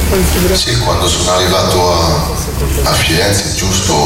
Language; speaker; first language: Italian; non-native, learner; French